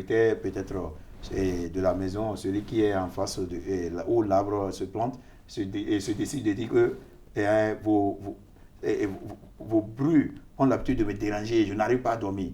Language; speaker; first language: French; non-native, fluent; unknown